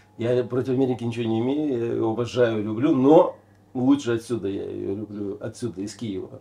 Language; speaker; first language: Russian; native; Russian